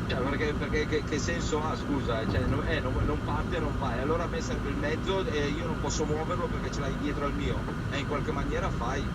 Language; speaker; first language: Italian; native; Italian